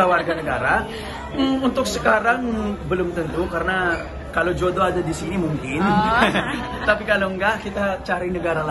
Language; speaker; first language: Indonesian; non-native, fluent; Filipino